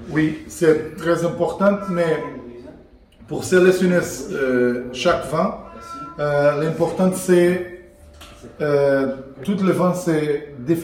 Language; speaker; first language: French; non-native, learner; Portuguese